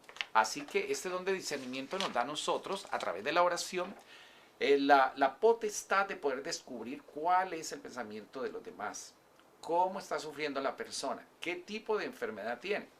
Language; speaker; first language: Spanish; native; Spanish